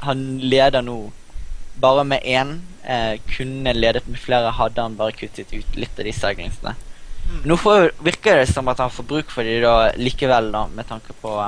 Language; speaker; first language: Norwegian; native; Norwegian